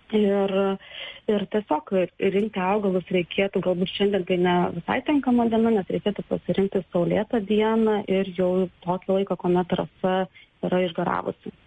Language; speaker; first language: Lithuanian; native; Lithuanian